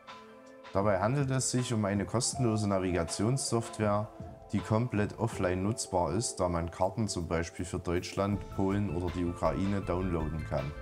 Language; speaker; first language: German; native; German